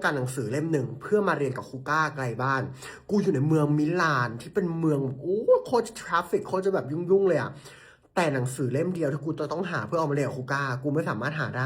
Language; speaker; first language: Thai; native; Thai